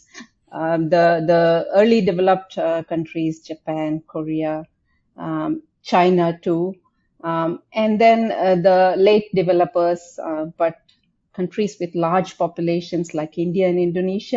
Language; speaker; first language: English; non-native, local second language; Tamil